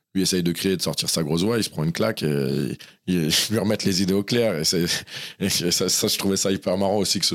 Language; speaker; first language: French; native; French